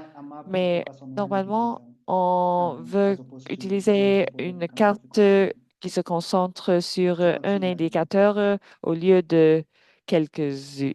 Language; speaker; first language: French; non-native, fluent; English